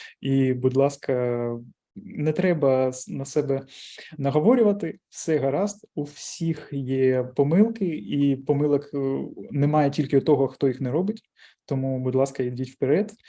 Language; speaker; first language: Ukrainian; non-native, local second language; Russian